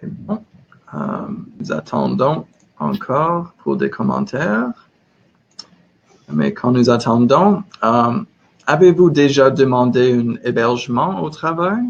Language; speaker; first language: French; non-native, learner; English